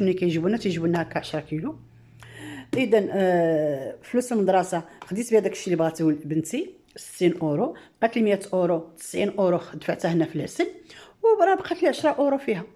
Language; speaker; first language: Arabic; native; Arabic